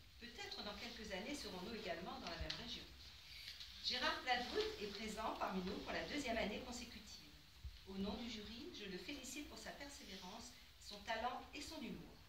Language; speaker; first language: French; native; French